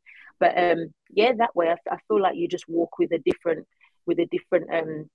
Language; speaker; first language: English; native; English